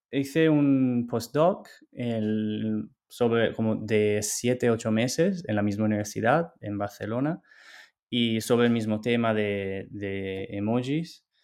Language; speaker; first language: Spanish; non-native, fluent; Italian